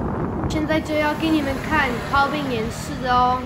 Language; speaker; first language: Chinese; early bilingual, heritage; English